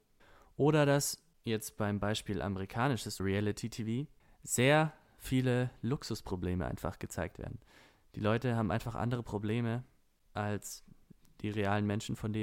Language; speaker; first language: German; native; German